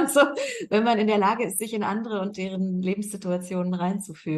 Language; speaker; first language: German; native; German